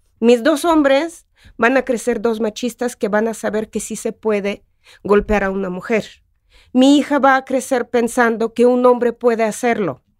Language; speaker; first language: Spanish; non-native, fluent; Russian